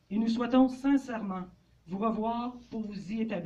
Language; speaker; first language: French; native; French